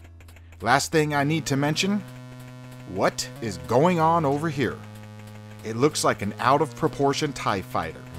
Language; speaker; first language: English; native; English